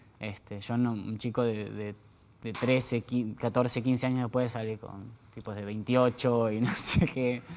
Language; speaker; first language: Spanish; native; Spanish